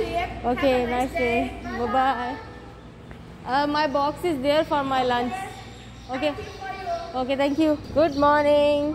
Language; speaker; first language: English; non-native, fluent; Urdu